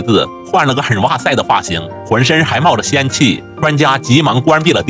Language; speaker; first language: Chinese; native; Chinese